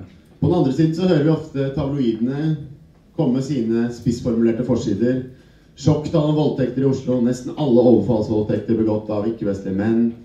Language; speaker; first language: Norwegian; native; Norwegian